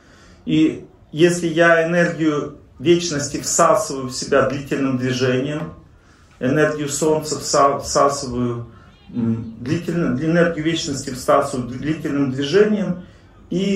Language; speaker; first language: Russian; native; Russian